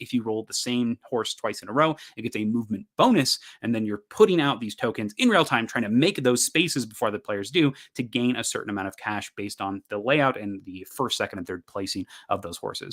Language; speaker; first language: English; native; English